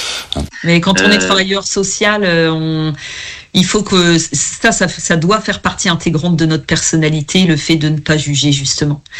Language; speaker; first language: French; native; French